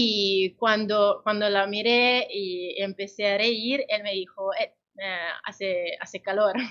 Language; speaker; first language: Spanish; non-native, fluent; Italian